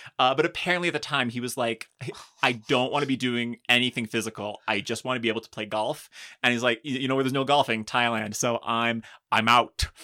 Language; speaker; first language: English; native; English